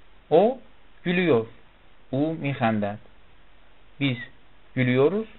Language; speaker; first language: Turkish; non-native, fluent; Persian